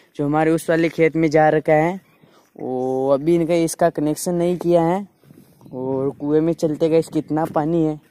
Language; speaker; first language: Hindi; native; Hindi